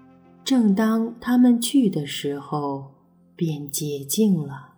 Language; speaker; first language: Chinese; native; Chinese